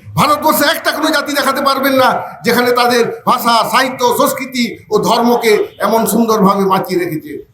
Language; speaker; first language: Bangla; non-native, local second language; Santali